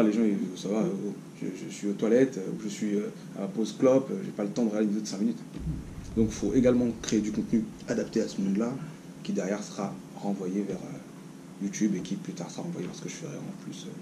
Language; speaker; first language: French; native; French